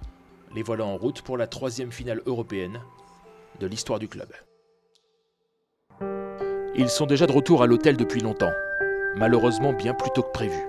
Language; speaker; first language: French; native; French